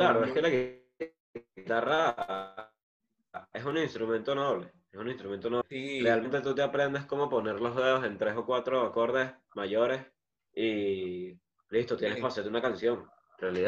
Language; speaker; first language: Spanish; native; Spanish